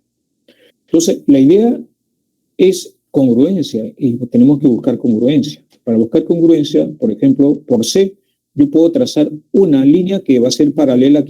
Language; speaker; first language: Spanish; native; Spanish